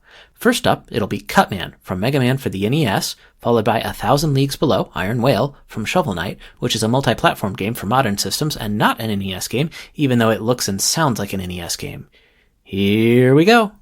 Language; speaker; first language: English; native; English